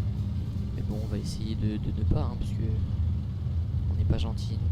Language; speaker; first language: French; native; French